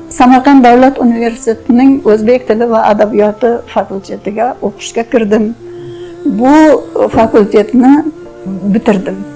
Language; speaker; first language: Uzbek; non-native, local second language; Russian